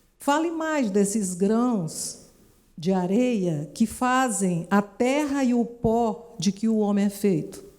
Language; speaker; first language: Portuguese; native; Portuguese